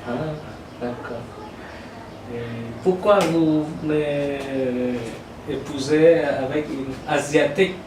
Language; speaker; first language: French; non-native, learner; Vietnamese